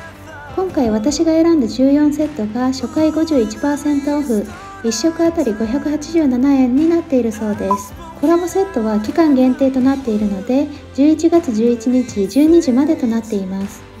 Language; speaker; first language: Japanese; native; Japanese